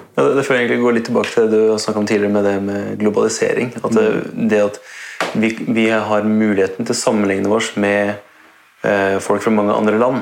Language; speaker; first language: Norwegian; native; Norwegian